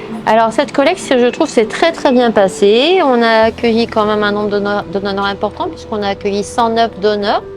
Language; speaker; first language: French; native; French